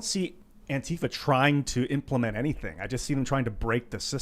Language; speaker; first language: English; native; English